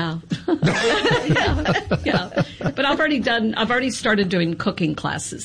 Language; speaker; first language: English; native; English